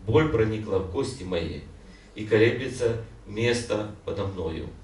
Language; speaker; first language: Russian; non-native, local second language; Ukrainian